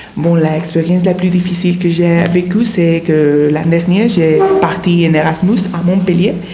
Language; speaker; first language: French; non-native, learner; Spanish